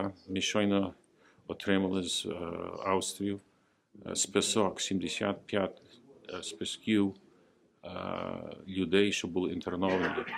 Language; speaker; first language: Ukrainian; early bilingual, heritage; Ukrainian